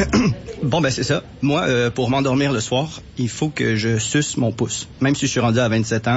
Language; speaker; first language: French; native; French